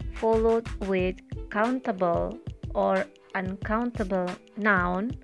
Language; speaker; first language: English; non-native, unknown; Indonesian